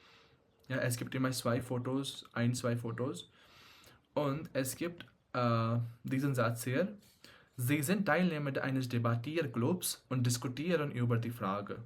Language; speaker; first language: German; non-native, fluent; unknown